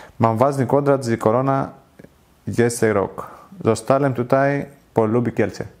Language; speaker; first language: Polish; non-native, learner; Greek